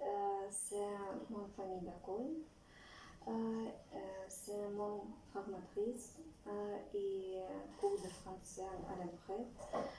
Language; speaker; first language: French; non-native, learner; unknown